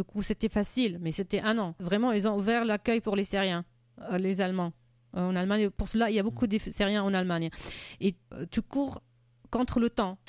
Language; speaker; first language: French; non-native, fluent; Arabic